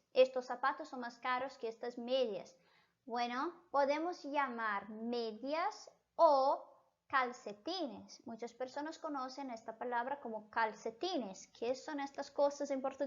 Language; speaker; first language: Spanish; non-native, fluent; Portuguese